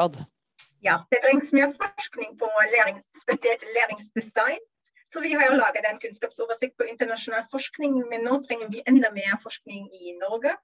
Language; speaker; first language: Norwegian; non-native, fluent; German